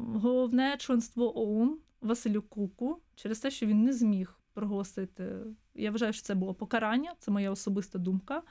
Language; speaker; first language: Ukrainian; native; Ukrainian